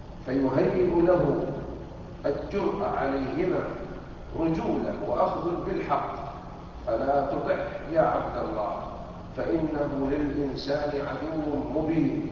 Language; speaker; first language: Arabic; native; Arabic